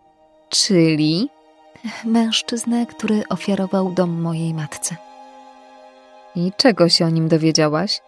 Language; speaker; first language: Polish; native; Polish